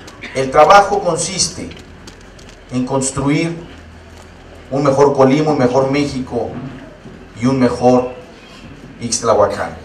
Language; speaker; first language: Spanish; native; Spanish